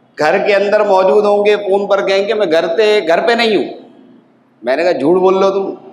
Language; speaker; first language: Urdu; native; Urdu